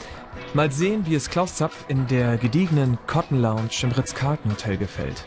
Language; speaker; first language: German; native; German